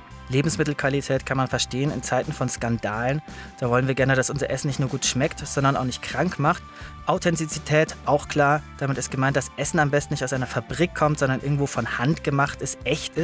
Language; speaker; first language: German; native; German